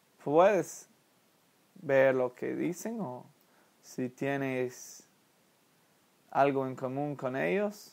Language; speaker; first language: Spanish; non-native, fluent; English